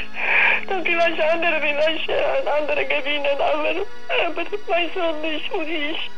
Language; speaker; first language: German; non-native, learner; Polish